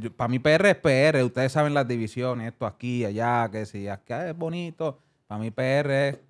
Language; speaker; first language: Spanish; early bilingual, heritage; Spanish